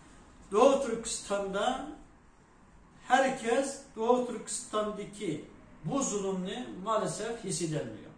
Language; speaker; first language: Turkish; non-native, fluent; Uyghur